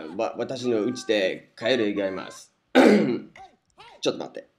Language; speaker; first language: Japanese; non-native, learner; English